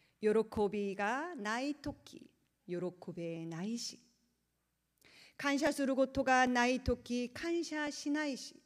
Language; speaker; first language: Japanese; non-native, learner; Korean